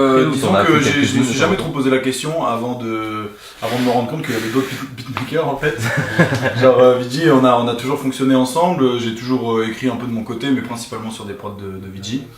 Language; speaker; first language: French; native; French